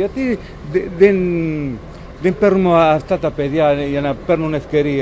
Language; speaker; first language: Greek; non-native, learner; Spanish